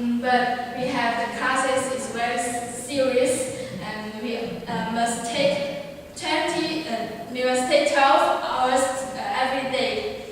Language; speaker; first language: English; non-native, learner; Chinese